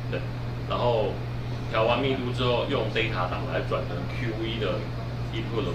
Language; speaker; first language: Chinese; native; Chinese